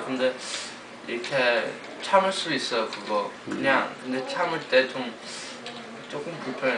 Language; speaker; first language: Korean; early bilingual, heritage; Korean